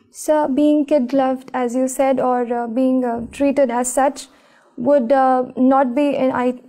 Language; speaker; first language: English; non-native, local second language; Marathi